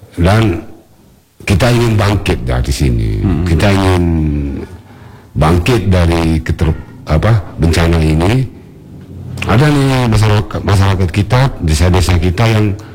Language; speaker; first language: Indonesian; non-native, local second language; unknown